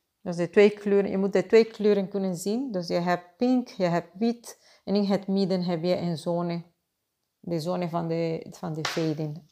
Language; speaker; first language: Dutch; non-native, fluent; Spanish